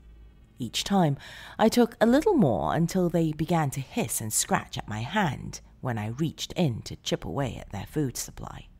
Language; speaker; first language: English; native; English